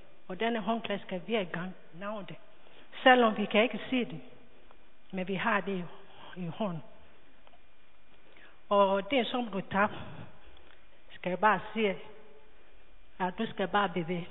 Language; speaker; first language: Danish; non-native, learner; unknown